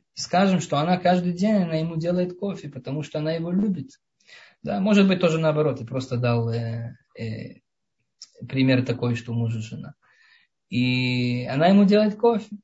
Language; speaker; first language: Russian; early bilingual, heritage; Russian